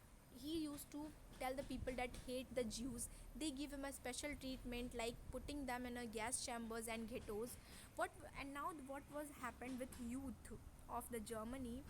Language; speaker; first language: English; non-native, local second language; Hindi